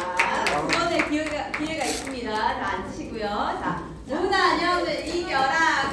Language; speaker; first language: Korean; native; Korean